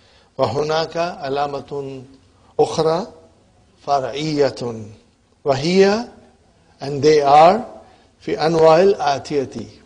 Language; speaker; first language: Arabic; non-native, fluent; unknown